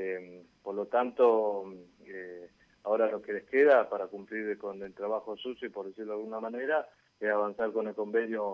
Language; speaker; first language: Spanish; native; Spanish